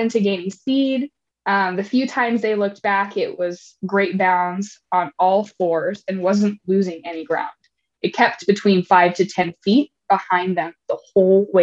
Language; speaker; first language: English; native; English